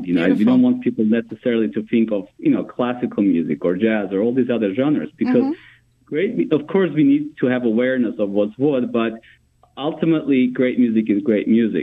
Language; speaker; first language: English; non-native, fluent; Armenian